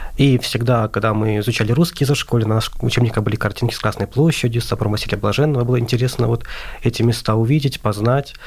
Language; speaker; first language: Russian; non-native, local second language; Azerbaijani